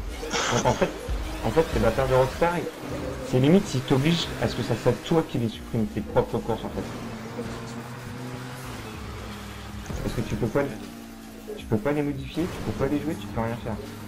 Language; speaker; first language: French; native; French